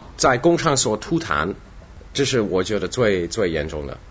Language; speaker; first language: Chinese; non-native, fluent; Russian